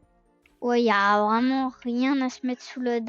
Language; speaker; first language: French; native; French